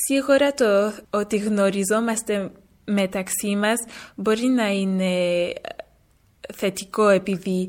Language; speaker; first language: Greek; early bilingual, heritage; French